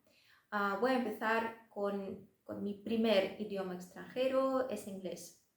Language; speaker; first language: Spanish; non-native, fluent; Russian